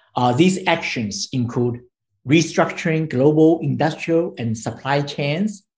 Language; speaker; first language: English; non-native, fluent; Chinese